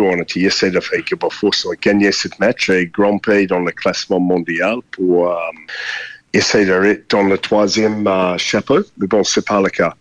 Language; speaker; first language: French; non-native, fluent; English